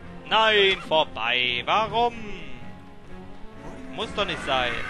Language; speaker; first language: German; native; German